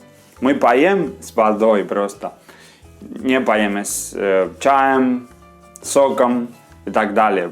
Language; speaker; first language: Russian; non-native, learner; Spanish